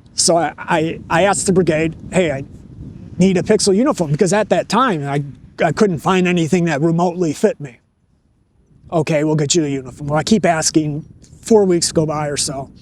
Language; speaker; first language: English; native; English